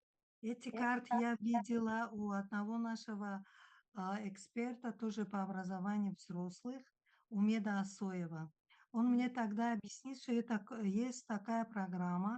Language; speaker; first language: Russian; non-native, local second language; Tajik